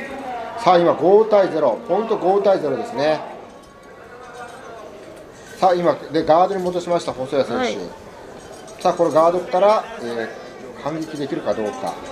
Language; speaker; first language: Japanese; native; Japanese